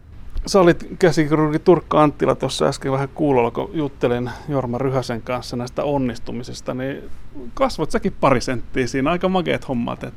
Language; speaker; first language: Finnish; native; Finnish